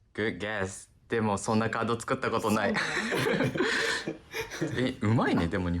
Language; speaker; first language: Japanese; native; Japanese